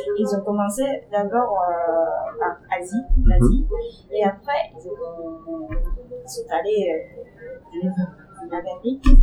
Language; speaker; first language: French; non-native, learner; Japanese